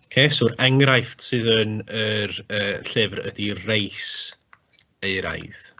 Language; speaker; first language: Welsh; native; Welsh